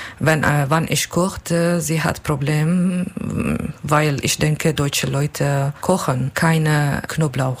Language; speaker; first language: German; non-native, learner; Kurdish